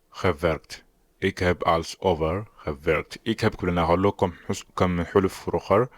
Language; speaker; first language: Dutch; non-native, learner; Tigrinya